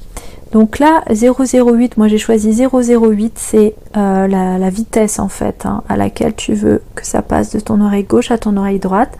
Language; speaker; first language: French; native; French